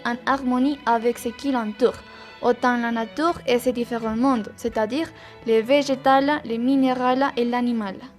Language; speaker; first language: French; non-native, learner; Spanish